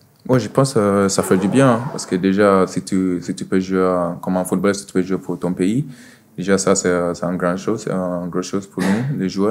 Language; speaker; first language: French; non-native, fluent; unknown